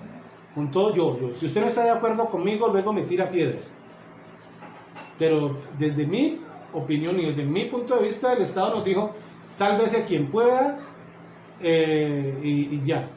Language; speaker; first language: Spanish; native; Spanish